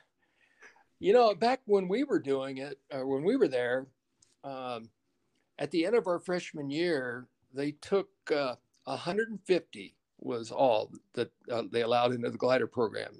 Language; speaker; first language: English; native; English